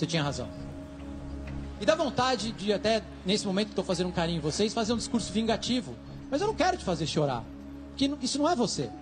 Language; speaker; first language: Portuguese; native; Portuguese